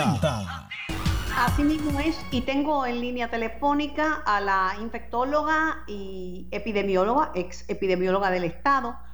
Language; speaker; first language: Spanish; native; Spanish